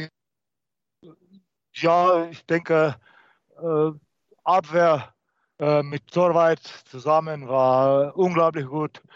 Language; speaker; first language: German; non-native, learner; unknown